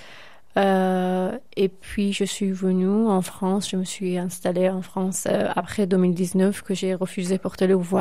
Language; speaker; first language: French; non-native, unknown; Persian